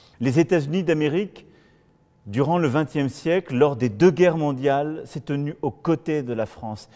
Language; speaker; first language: French; native; French